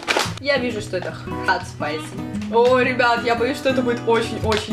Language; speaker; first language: Russian; native; Russian